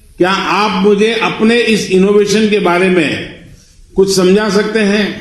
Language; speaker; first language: Hindi; non-native, local second language; Gujarati